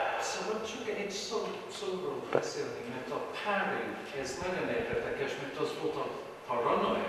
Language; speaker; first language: Hungarian; non-native, fluent; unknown